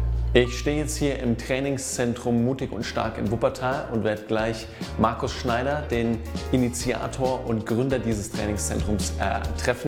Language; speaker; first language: German; native; German